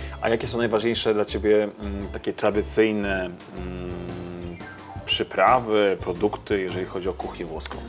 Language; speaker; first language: Polish; native; Polish